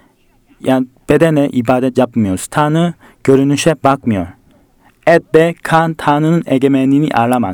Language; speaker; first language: Turkish; non-native, fluent; Korean